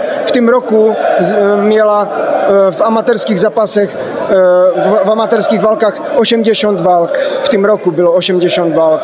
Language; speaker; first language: Polish; non-native, learner; Czech